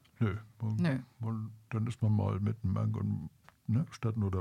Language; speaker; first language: German; native; German